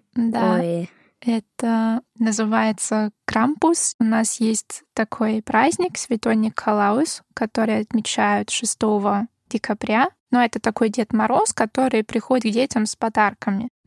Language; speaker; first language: Russian; non-native, fluent; German